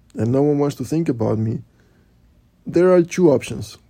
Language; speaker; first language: English; non-native, fluent; Spanish